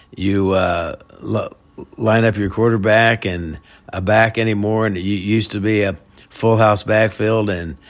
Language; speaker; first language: English; native; English